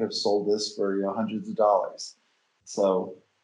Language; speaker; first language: English; native; English